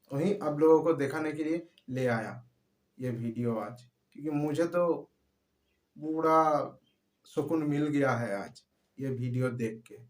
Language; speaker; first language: Hindi; non-native, local second language; Bangla